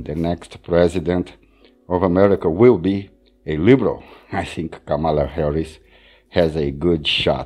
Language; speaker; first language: English; non-native, fluent; Portuguese